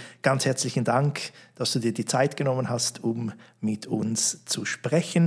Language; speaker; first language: German; native; German